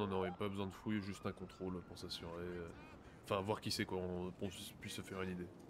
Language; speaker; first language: French; native; French